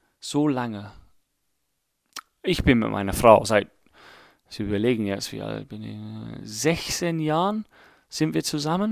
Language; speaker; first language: German; non-native, fluent; English